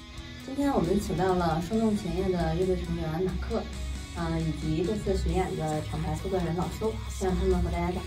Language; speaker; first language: Chinese; native; Chinese